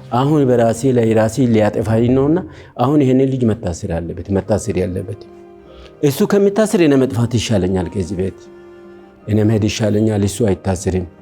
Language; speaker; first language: Amharic; non-native, local second language; Sidamo